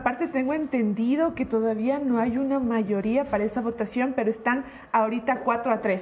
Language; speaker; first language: Spanish; native; Spanish